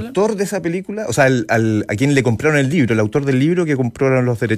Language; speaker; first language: Spanish; native; Spanish